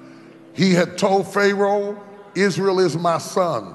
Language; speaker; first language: English; native; English